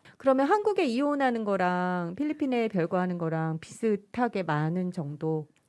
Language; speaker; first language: Korean; native; Korean